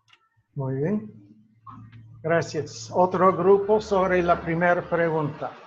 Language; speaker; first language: Spanish; non-native, fluent; English